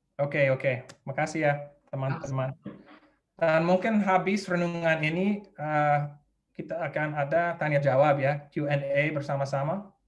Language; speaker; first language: Indonesian; non-native, fluent; English